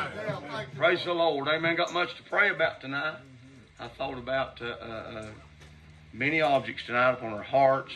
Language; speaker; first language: English; native; English